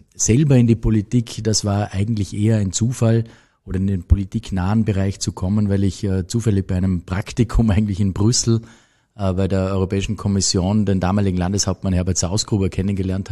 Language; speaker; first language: German; native; German